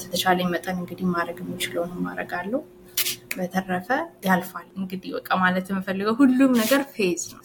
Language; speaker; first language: Amharic; native; Amharic